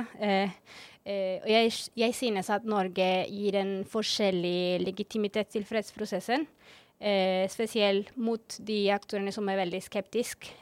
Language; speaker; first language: Norwegian; non-native, fluent; Spanish